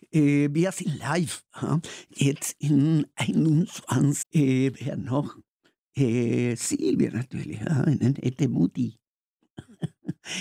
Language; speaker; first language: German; non-native, learner; Spanish